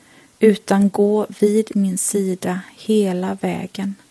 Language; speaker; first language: Swedish; native; Swedish